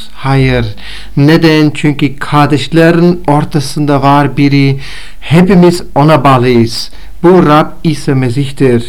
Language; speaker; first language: Turkish; non-native, fluent; Bulgarian